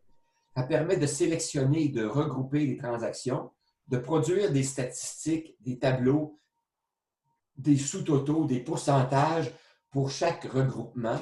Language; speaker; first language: French; native; French